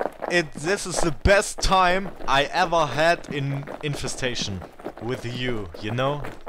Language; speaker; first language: English; non-native, learner; German